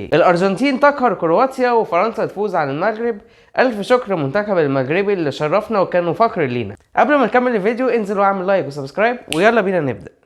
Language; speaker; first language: Arabic; native; Arabic